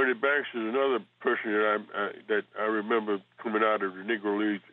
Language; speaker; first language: English; native; English